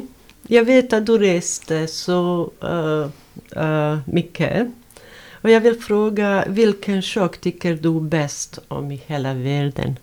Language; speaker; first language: Swedish; non-native, fluent; Bosnian